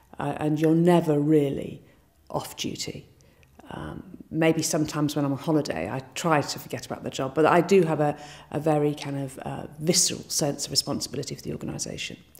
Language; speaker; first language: English; native; English